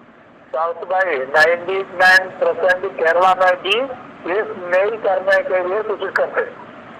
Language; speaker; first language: Hindi; non-native, local second language; Malayalam